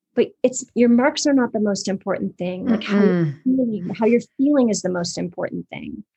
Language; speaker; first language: English; native; English